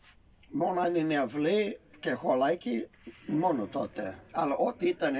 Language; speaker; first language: Greek; early bilingual, heritage; Greek